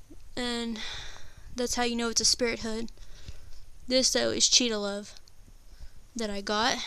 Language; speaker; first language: English; native; English